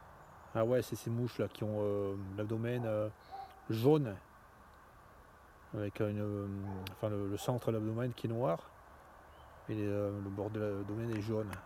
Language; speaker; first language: French; native; French